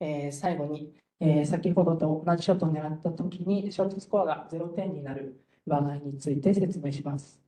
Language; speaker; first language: Japanese; native; Japanese